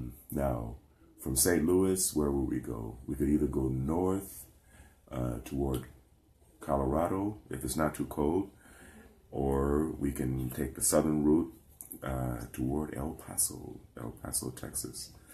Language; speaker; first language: English; native; English